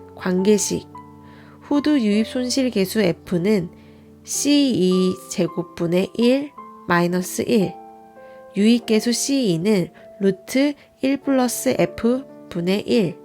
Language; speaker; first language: Korean; native; Korean